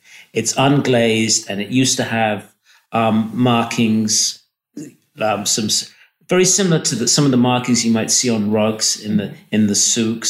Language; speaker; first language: English; native; English